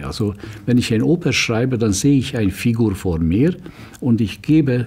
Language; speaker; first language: German; non-native, fluent; Hungarian